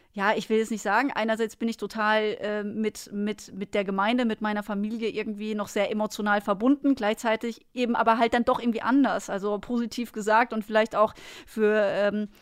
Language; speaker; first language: German; native; German